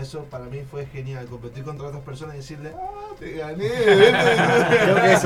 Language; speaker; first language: Spanish; native; Spanish